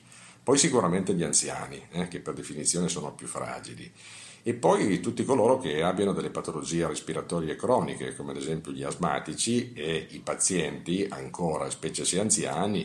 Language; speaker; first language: Italian; native; Italian